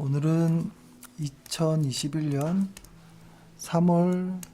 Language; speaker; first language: Korean; native; Korean